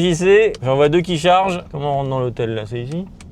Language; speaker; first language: French; native; French